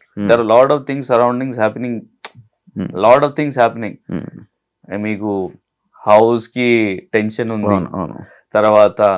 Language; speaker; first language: Telugu; non-native, learner; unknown